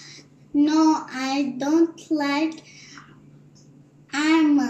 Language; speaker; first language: English; non-native, learner; Turkish